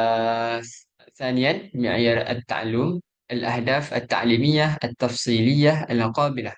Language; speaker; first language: Arabic; non-native, learner; Malay